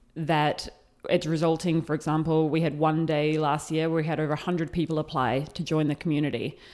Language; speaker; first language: English; native; English